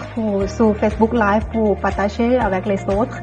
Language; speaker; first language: French; non-native, fluent; Thai